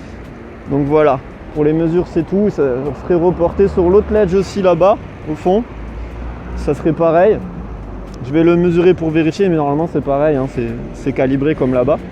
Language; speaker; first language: French; native; French